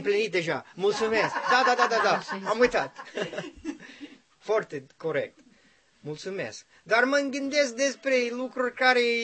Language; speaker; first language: Romanian; non-native, learner; English